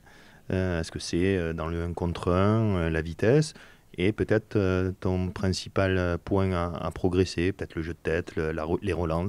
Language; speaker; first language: French; native; French